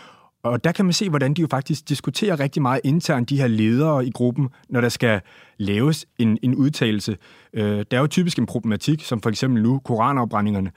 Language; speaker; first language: Danish; native; Danish